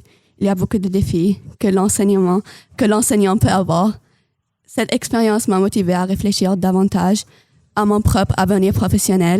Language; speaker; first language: French; non-native, local second language; Arabic